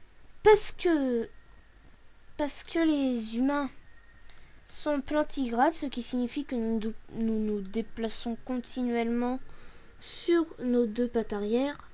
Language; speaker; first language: French; native; French